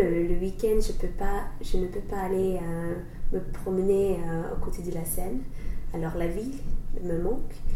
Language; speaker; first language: French; non-native, learner; English